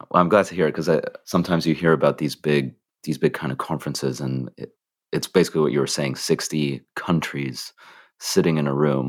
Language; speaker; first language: English; native; English